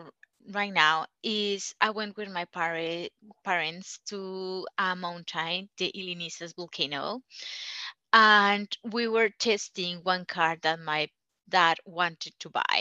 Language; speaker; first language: English; non-native, learner; Spanish